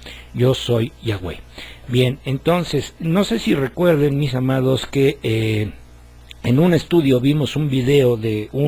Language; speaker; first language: Spanish; native; Spanish